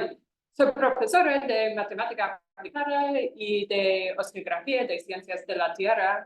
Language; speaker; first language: Spanish; non-native, fluent; English